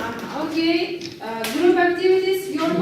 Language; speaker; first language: English; non-native, learner; Kazakh